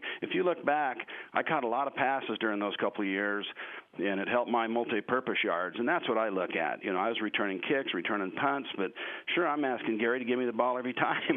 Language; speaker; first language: English; native; English